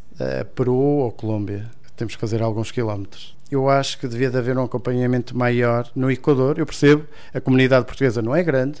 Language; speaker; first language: Portuguese; native; Portuguese